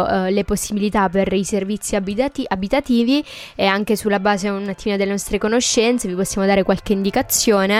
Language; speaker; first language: Italian; native; Italian